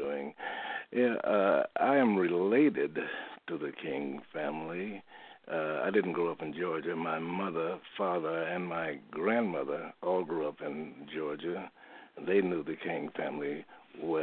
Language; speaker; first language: English; native; English